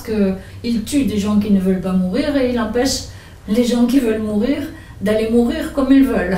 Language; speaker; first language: French; native; French